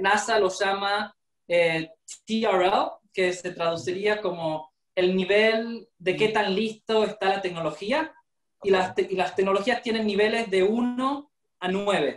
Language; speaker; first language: Spanish; native; Spanish